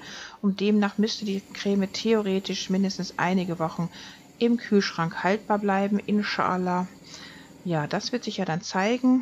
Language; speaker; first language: German; native; German